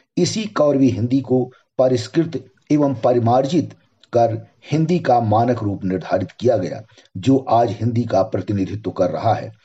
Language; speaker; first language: Hindi; native; Hindi